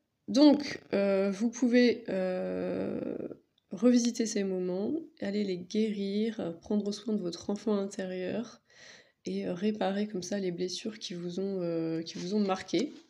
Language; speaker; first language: French; native; French